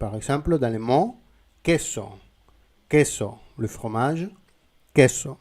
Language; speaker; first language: French; non-native, fluent; Spanish